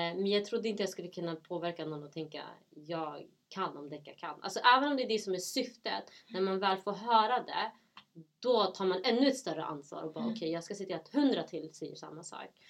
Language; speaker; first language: Swedish; early bilingual, other home language; Somali